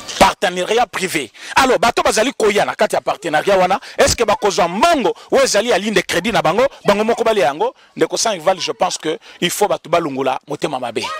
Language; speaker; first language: Lingala; non-native, local second language; Luba-Lulua